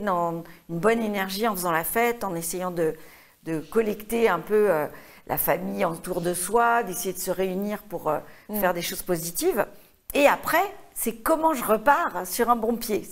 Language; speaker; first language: French; native; French